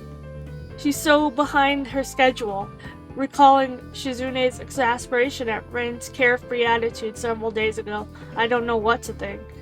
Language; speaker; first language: English; native; English